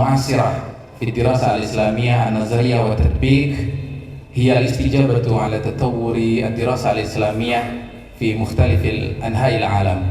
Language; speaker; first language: Arabic; non-native, fluent; Indonesian